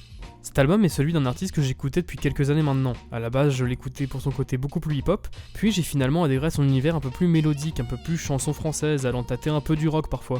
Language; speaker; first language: French; native; French